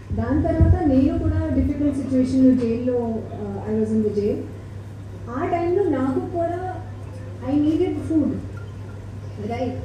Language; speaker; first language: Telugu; non-native, learner; Hindi